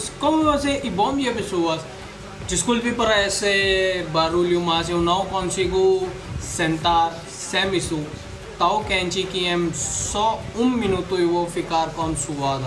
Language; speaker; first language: Portuguese; non-native, learner; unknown